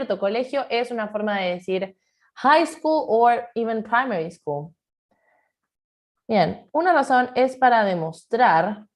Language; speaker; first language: Spanish; non-native, fluent; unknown